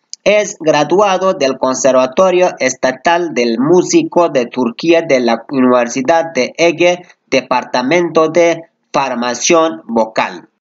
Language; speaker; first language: Spanish; non-native, fluent; Turkish